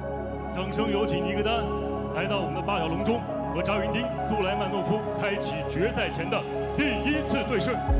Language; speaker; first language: Chinese; native; Chinese